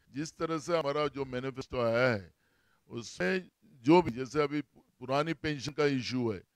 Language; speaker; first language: Hindi; non-native, local second language; Marathi